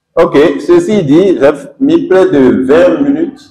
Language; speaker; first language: French; non-native, local second language; Yoruba